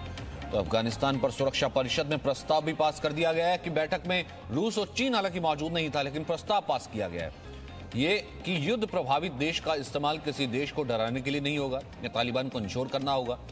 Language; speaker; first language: Hindi; native; Hindi